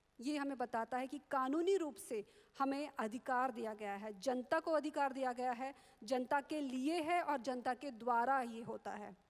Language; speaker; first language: Hindi; non-native, local second language; Marathi